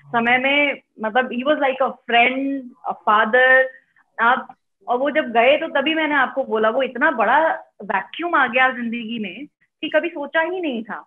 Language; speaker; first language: Hindi; native; Hindi